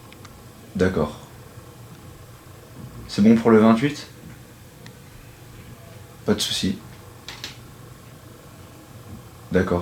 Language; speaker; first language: French; native; French